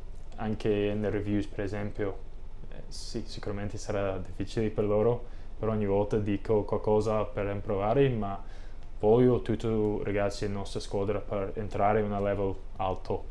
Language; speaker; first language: Italian; non-native, learner; English